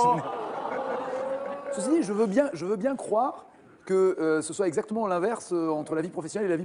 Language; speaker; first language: French; native; French